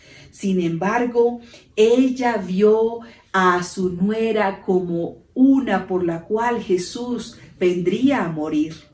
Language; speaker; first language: Spanish; native; Spanish